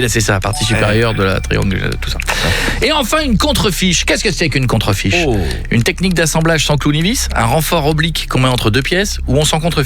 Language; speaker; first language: French; native; French